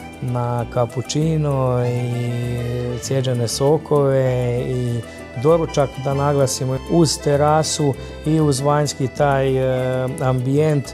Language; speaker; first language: Croatian; native; Croatian